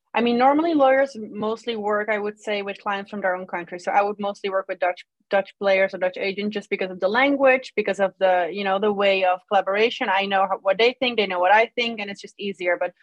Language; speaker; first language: English; non-native, fluent; Dutch